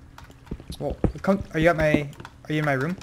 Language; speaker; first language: English; native; English